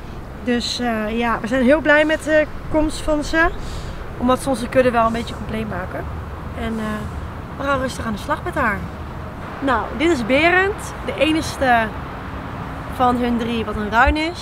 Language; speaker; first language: Dutch; native; Dutch